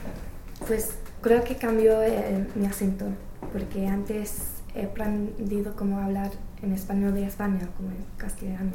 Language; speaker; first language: Spanish; non-native, learner; English